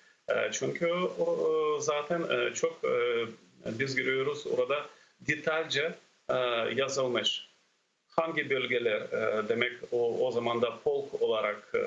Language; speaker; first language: Turkish; non-native, fluent; Ukrainian